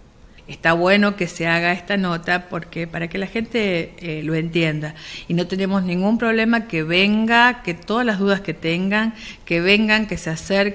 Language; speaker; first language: Spanish; native; Spanish